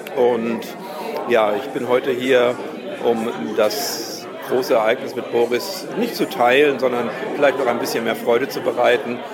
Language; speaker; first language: German; native; German